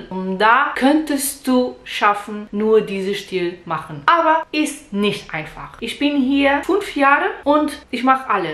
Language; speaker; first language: German; non-native, learner; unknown